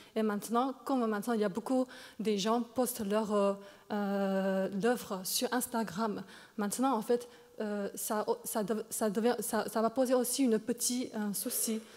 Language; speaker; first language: French; non-native, fluent; Chinese